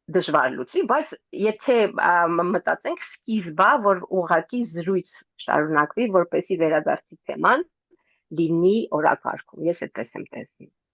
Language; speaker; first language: Armenian; native; Armenian